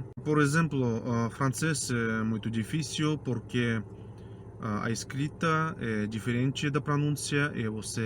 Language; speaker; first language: Portuguese; non-native, fluent; Russian